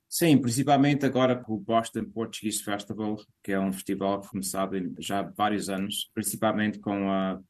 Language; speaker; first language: Portuguese; native; Portuguese